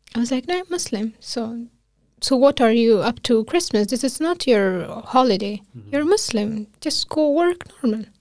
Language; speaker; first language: English; non-native, fluent; Pashto